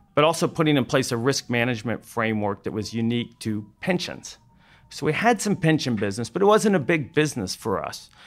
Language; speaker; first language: English; native; English